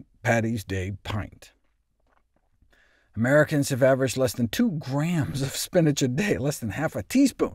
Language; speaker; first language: English; native; English